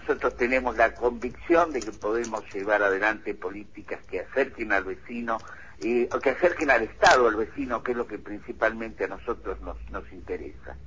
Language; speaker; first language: Spanish; native; Spanish